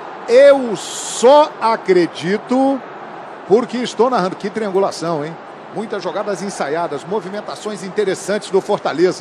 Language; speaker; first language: Portuguese; native; Portuguese